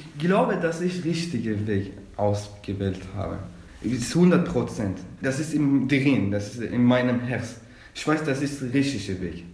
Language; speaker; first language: German; non-native, learner; Persian